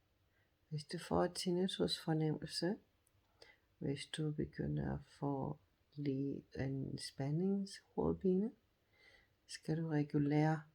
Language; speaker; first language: Danish; non-native, fluent; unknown